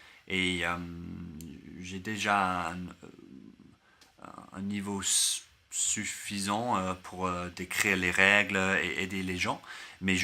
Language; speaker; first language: French; non-native, learner; English